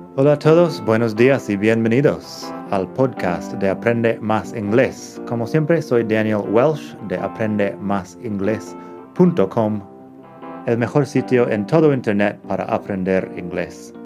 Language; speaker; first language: Spanish; non-native, fluent; English